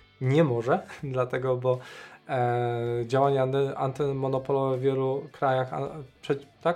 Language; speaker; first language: Polish; native; Polish